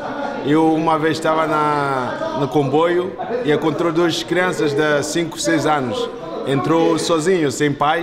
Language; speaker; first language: Portuguese; non-native, learner; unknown